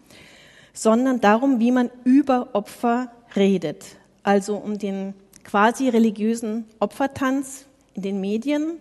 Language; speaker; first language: German; native; German